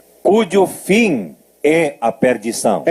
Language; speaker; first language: Portuguese; native; Portuguese